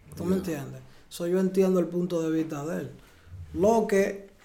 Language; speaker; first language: Spanish; early bilingual, heritage; Spanish